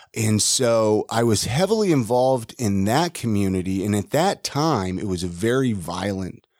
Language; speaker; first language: English; native; English